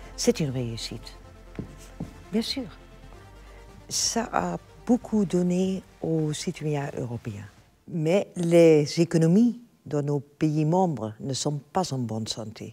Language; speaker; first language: French; non-native, fluent; Dutch